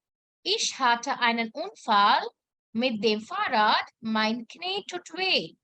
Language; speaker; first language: German; non-native, fluent; Hindi